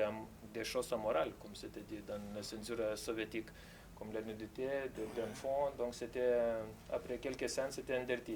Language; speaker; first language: French; non-native, fluent; Lithuanian